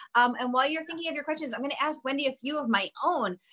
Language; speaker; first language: English; native; English